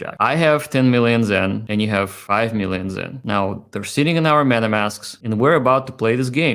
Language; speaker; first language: English; native; English